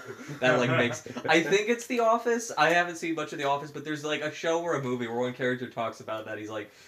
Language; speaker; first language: English; native; English